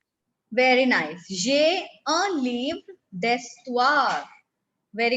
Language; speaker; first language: French; non-native, fluent; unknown